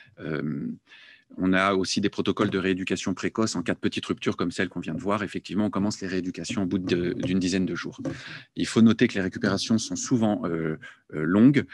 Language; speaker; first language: French; native; French